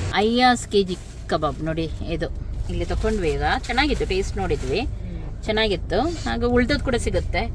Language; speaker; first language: Kannada; non-native, local second language; Konkani